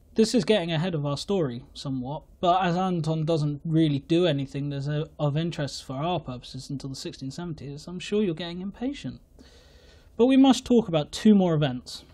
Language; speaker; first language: English; native; English